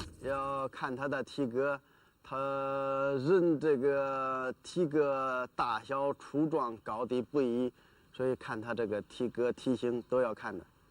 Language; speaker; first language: Chinese; native; Chinese